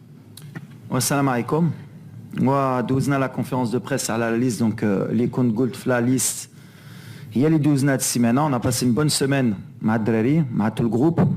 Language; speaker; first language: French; native; French